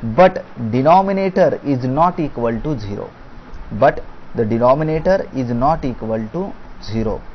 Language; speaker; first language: English; non-native, local second language; Marathi